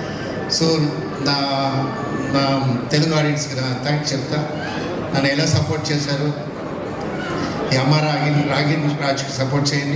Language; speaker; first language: Telugu; non-native, learner; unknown